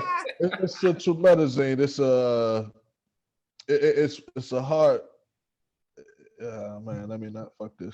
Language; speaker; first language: English; native; English